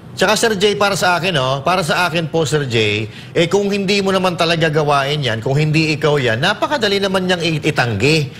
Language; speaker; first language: Filipino; native; Filipino